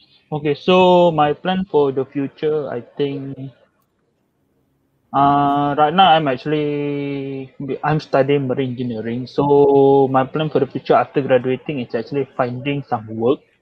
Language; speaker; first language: English; non-native, local second language; Malay